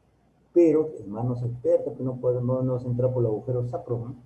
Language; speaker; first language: Spanish; native; Spanish